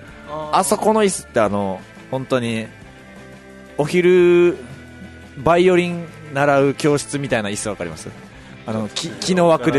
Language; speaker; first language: Japanese; native; Japanese